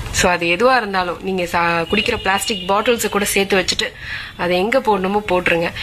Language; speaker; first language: Tamil; non-native, local second language; Malayalam